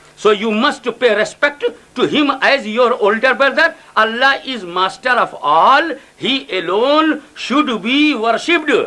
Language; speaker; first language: English; non-native, local second language; Urdu